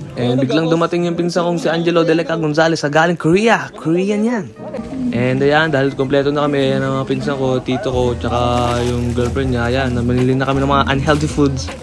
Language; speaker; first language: Filipino; early bilingual, heritage; Filipino